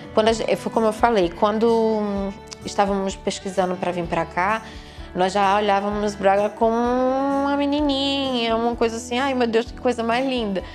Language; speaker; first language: Portuguese; native; Portuguese